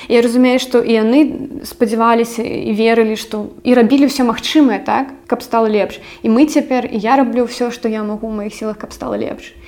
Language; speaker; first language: Belarusian; non-native, local second language; Russian